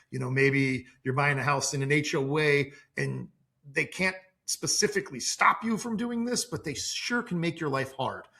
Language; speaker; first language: English; native; English